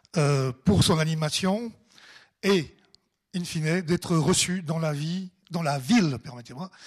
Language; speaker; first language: French; native; French